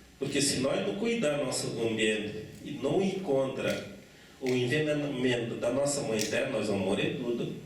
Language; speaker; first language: Portuguese; non-native, local second language; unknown